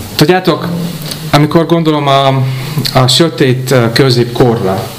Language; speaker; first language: Hungarian; non-native, fluent; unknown